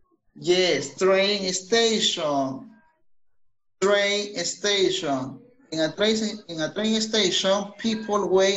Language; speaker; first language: English; non-native, fluent; Spanish